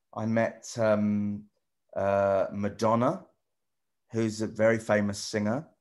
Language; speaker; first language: English; native; English